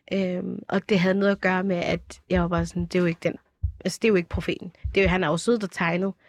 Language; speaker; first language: Danish; early bilingual, other home language; Somali